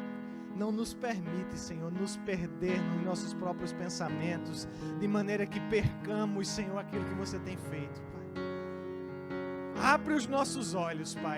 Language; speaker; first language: Portuguese; native; Portuguese